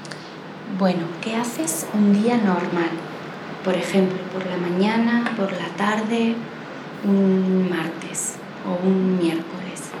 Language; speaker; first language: Spanish; native; Spanish